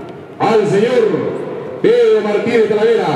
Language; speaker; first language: Spanish; native; Spanish